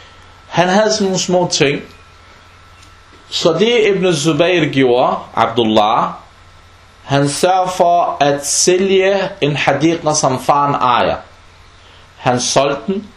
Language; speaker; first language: Danish; early bilingual, other home language; Arabic